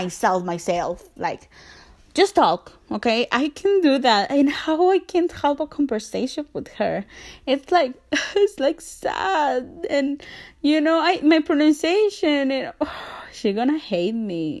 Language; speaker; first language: English; non-native, learner; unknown